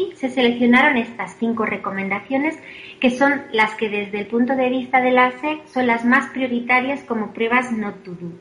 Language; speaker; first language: Spanish; native; Spanish